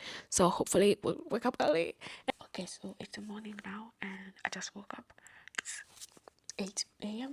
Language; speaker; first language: English; non-native, fluent; French